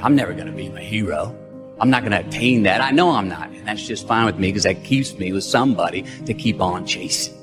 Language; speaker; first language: English; native; English